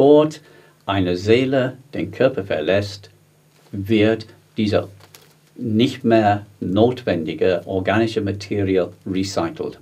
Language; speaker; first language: German; non-native, fluent; English